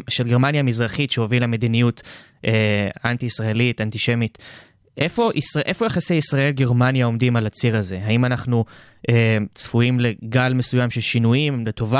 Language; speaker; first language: Hebrew; native; Hebrew